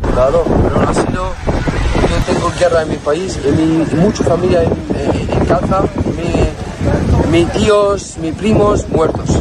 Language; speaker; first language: Spanish; non-native, learner; Arabic